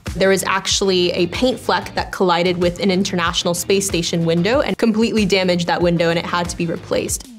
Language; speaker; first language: English; native; English